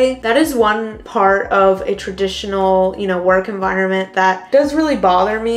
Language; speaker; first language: English; native; English